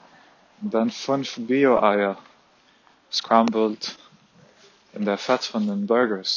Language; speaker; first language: German; non-native, fluent; Arabic